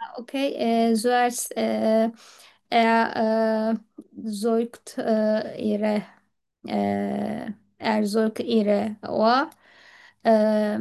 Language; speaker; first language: German; non-native, learner; Turkish